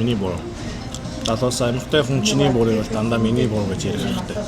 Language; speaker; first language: Mongolian; non-native, fluent; Korean